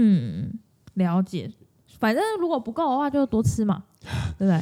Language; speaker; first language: Chinese; native; Chinese